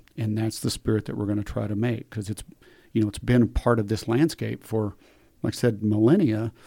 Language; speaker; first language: English; native; English